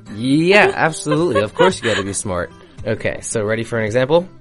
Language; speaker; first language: English; native; English